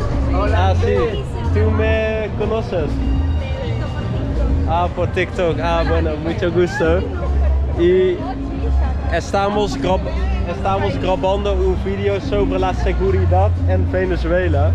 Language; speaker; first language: Spanish; non-native, learner; Dutch